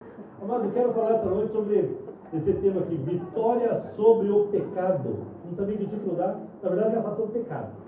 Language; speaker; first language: Portuguese; native; Portuguese